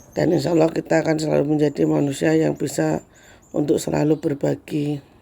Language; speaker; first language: Indonesian; native; Indonesian